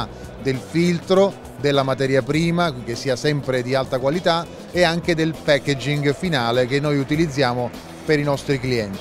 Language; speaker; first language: Italian; native; Italian